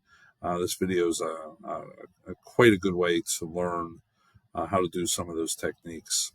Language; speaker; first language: English; native; English